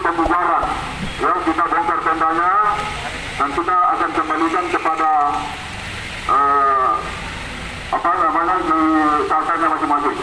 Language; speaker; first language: Malay; native; Malay